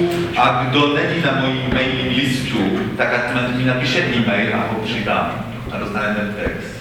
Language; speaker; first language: Czech; non-native, fluent; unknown